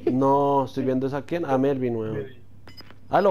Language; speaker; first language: Spanish; native; Spanish